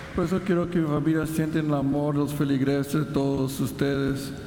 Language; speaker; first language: Spanish; early bilingual, heritage; Spanish